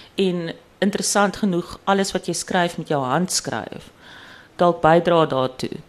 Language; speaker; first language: Afrikaans; native; Afrikaans